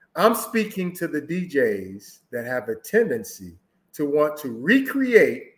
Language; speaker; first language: English; native; English